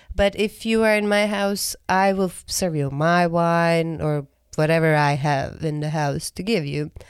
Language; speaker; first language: English; non-native, fluent; Croatian